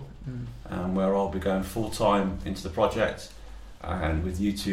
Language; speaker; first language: English; native; English